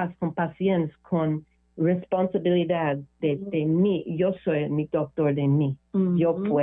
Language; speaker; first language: Spanish; non-native, learner; English